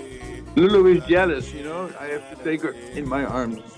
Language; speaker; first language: English; non-native, fluent; Dutch